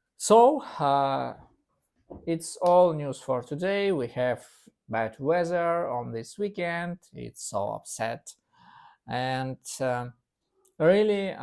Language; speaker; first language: English; non-native, learner; Russian